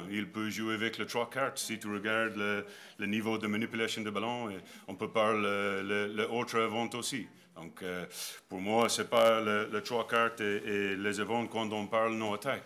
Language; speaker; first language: French; non-native, learner; English